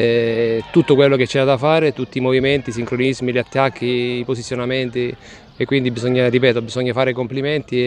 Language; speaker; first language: Italian; native; Italian